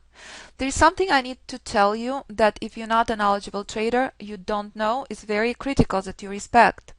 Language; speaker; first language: English; non-native, fluent; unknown